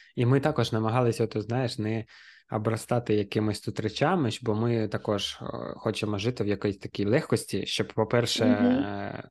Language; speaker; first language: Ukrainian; non-native, local second language; Russian